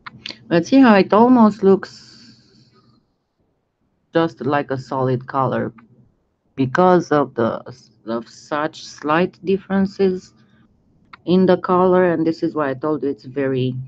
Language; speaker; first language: English; non-native, fluent; French